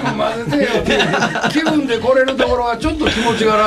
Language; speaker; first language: Japanese; native; Japanese